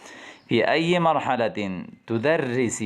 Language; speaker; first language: Arabic; non-native, fluent; Urdu